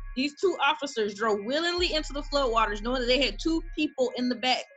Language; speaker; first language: English; native; English